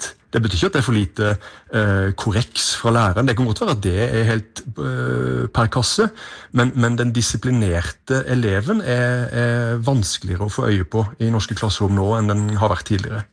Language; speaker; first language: Norwegian; native; Norwegian